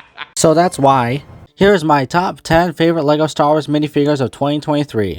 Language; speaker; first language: English; native; English